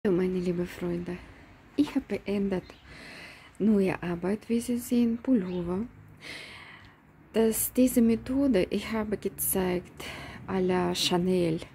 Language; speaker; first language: German; non-native, learner; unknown